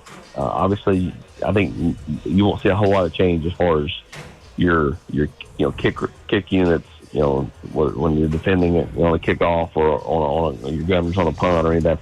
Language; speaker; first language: English; native; English